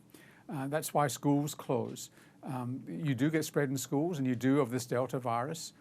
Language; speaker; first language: English; native; English